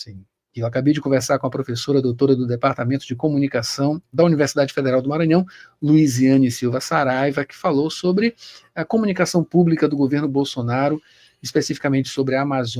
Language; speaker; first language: Portuguese; native; Portuguese